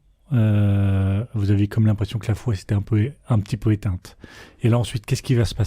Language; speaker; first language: French; native; French